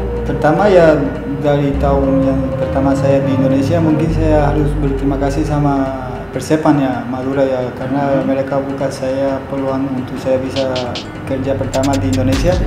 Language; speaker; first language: Indonesian; non-native, fluent; Spanish